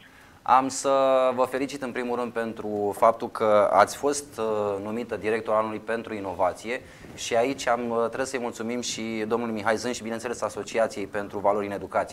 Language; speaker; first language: Romanian; native; Romanian